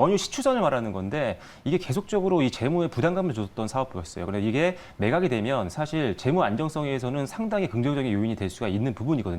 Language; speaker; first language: Korean; native; Korean